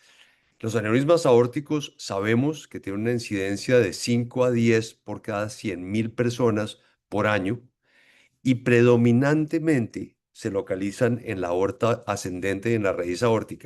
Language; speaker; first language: Spanish; native; Spanish